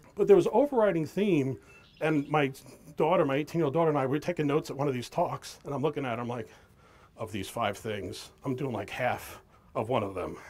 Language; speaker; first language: English; native; English